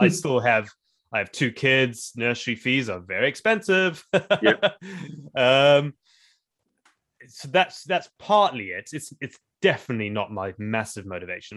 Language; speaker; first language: English; native; English